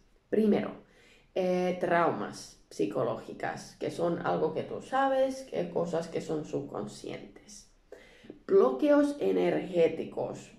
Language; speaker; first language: Spanish; non-native, learner; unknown